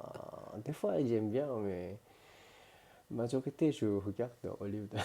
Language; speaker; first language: French; non-native, learner; Korean